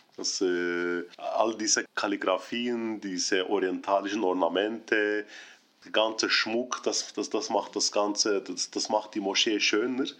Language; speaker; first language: German; non-native, fluent; Turkish